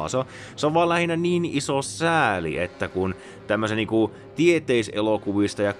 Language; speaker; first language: Finnish; native; Finnish